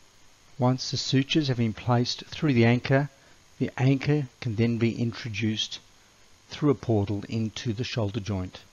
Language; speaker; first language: English; native; English